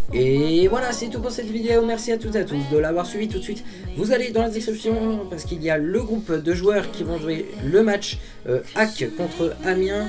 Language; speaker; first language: French; native; French